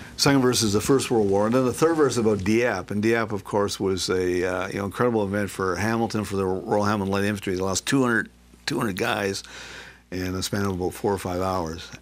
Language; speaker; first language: English; native; English